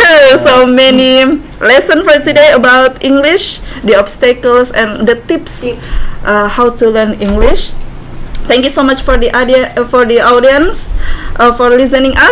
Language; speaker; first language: English; non-native, learner; Indonesian